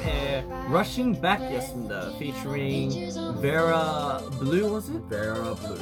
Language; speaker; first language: English; early bilingual, other home language; Korean